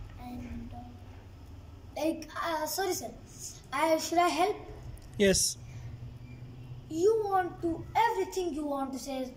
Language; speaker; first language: English; non-native, learner; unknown